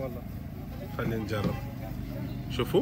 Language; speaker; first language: Arabic; native; Arabic